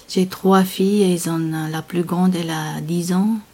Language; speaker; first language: French; non-native, learner; Chechen